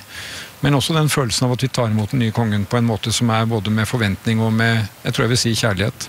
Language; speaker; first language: Norwegian; native; Norwegian